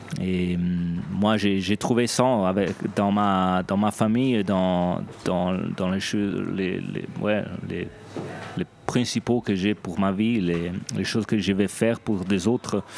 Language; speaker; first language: French; non-native, local second language; Italian